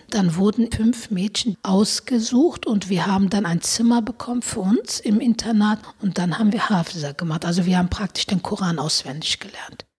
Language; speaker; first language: German; non-native, fluent; Turkish